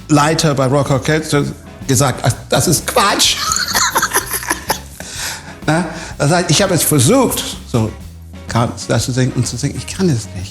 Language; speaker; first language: German; non-native, fluent; English